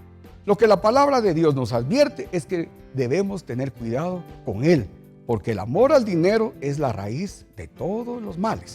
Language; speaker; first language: Spanish; native; Spanish